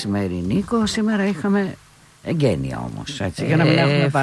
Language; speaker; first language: Greek; native; Greek